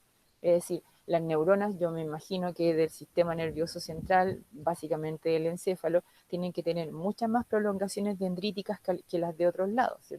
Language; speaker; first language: Spanish; native; Spanish